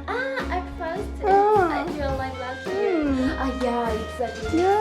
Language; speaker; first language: English; non-native, learner; Japanese